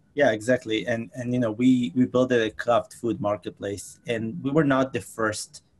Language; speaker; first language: English; non-native, fluent; Hebrew